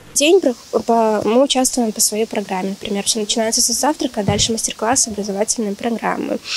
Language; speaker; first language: Russian; non-native, fluent; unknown